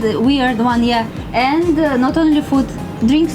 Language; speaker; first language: English; non-native, fluent; Russian